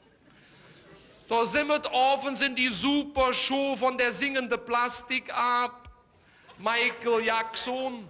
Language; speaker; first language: German; native; German